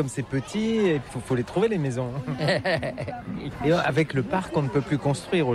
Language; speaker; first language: French; native; French